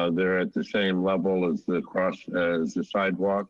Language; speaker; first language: English; native; English